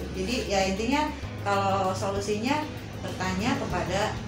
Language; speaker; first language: Indonesian; non-native, local second language; Sundanese